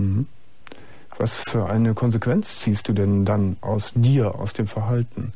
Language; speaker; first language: German; native; German